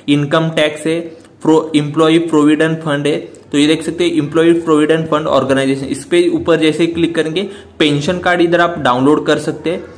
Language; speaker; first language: Hindi; non-native, local second language; Marathi